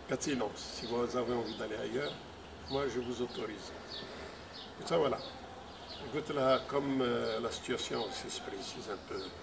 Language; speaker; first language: French; non-native, local second language; Arabic